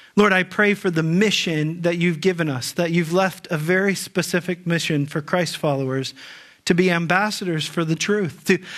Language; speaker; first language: English; native; English